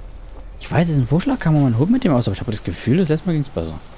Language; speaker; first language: German; native; German